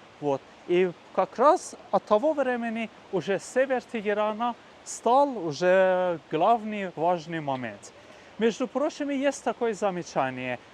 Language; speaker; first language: Russian; non-native, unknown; Persian